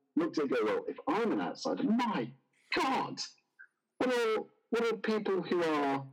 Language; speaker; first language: English; native; English